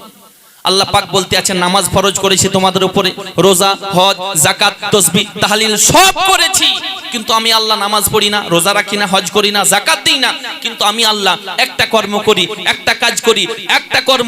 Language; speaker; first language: Bangla; native; Bangla